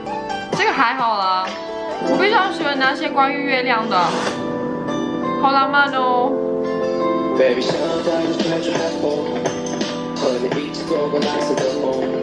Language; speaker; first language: Chinese; non-native, fluent; English